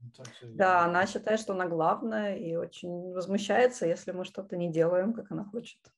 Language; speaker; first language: Russian; native; Russian